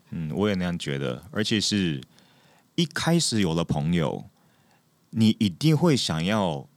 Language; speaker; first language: Chinese; non-native, fluent; Japanese